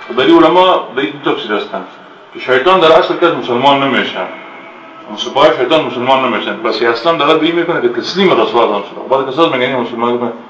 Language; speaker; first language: Persian; native; Persian